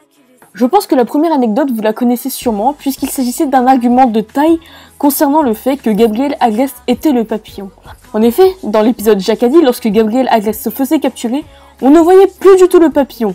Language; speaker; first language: French; native; French